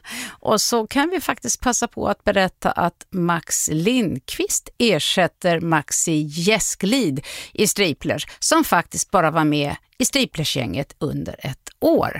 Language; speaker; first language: Swedish; native; Swedish